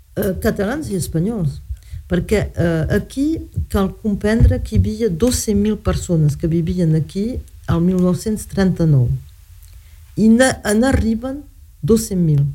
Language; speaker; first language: Catalan; native; Catalan